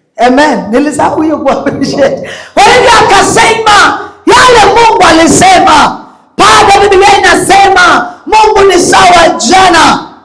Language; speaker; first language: Swahili; non-native, local second language; Kalenjin